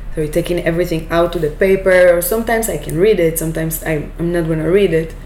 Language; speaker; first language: English; non-native, fluent; Hebrew